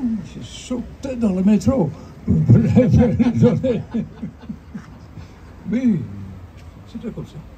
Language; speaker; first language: French; non-native, fluent; Dutch